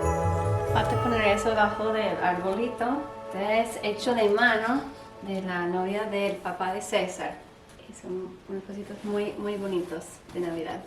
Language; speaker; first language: Spanish; non-native, learner; English